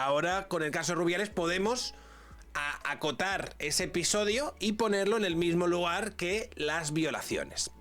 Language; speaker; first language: Spanish; native; Spanish